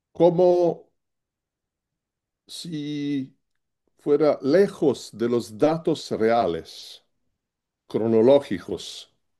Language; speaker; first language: Spanish; non-native, learner; Italian